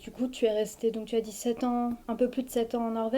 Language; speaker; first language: French; native; French